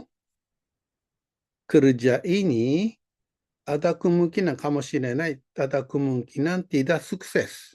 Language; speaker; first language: Indonesian; non-native, fluent; Japanese